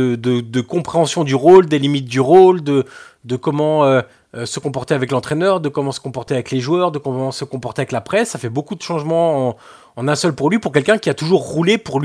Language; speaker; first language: French; native; French